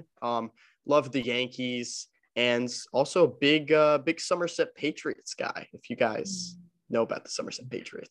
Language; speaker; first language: English; native; English